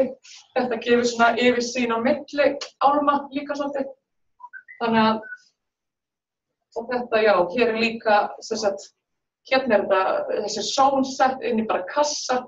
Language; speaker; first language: Icelandic; native; Icelandic